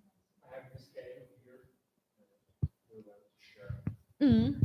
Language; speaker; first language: English; non-native, fluent; Portuguese